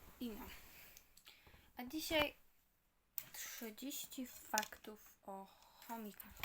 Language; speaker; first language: Polish; native; Polish